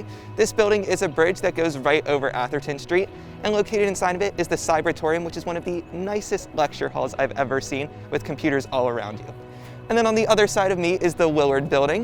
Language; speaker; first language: English; native; English